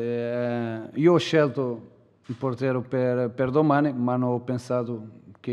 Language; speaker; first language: Italian; non-native, learner; Portuguese